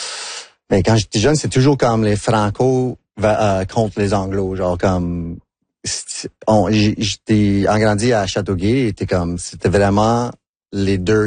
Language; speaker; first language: French; non-native, local second language; English